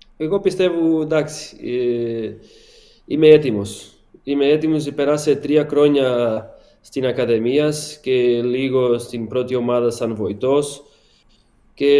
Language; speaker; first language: Greek; non-native, learner; Portuguese